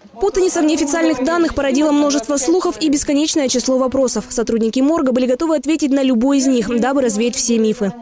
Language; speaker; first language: Russian; native; Russian